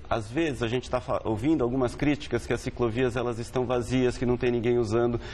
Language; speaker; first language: Portuguese; native; Portuguese